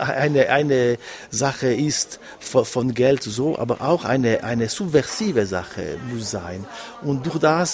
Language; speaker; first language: German; non-native, local second language; French